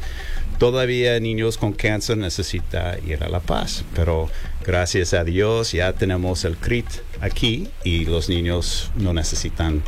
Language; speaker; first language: Spanish; non-native, learner; English